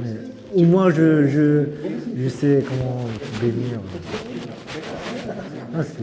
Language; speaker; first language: French; non-native, learner; Uzbek